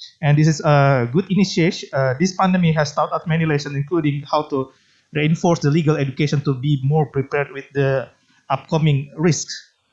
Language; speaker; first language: English; non-native, fluent; Indonesian